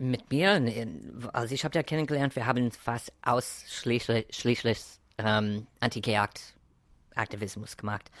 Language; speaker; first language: German; non-native, fluent; English